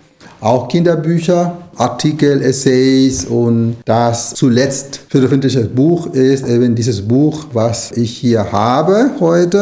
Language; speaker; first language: German; non-native, fluent; Spanish